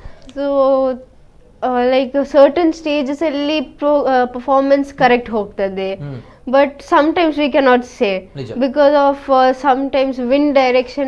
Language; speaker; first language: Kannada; non-native, local second language; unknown